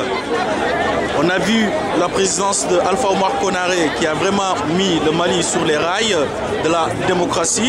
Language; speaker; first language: French; non-native, local second language; Soninke